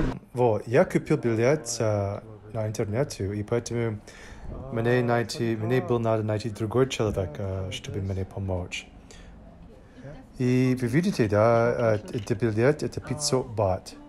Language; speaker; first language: Russian; non-native, learner; English